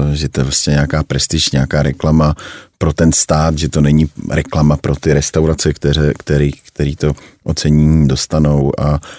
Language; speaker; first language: Czech; native; Czech